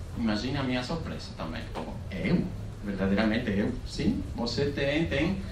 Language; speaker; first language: Portuguese; non-native, fluent; Spanish